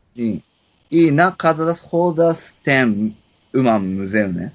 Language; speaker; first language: Portuguese; non-native, learner; Japanese